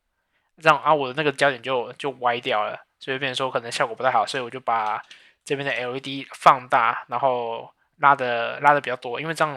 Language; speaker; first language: Chinese; native; Chinese